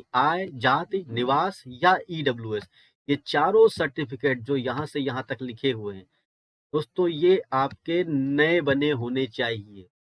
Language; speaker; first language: Hindi; native; Hindi